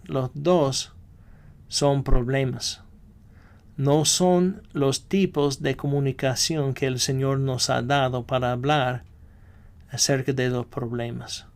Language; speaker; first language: Spanish; non-native, fluent; English